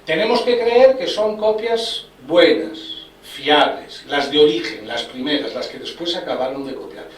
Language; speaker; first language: Spanish; non-native, local second language; Galician